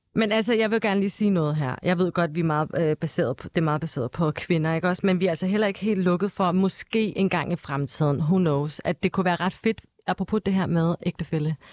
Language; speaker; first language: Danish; early bilingual, other home language; Turkish